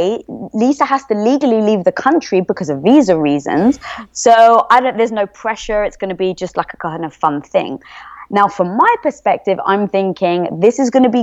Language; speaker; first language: English; native; English